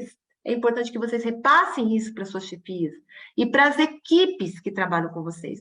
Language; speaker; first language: Portuguese; native; Portuguese